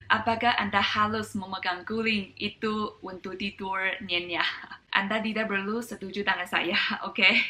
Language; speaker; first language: Indonesian; non-native, fluent; Chinese